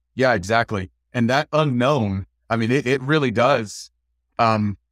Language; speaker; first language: English; native; English